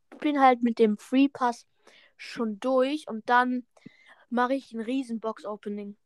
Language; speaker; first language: German; early bilingual, other home language; Vietnamese